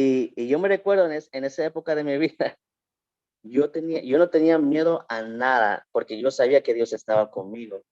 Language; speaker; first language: Spanish; early bilingual, heritage; Spanish